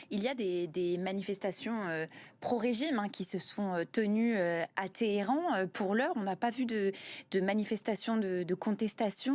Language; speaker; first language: French; native; French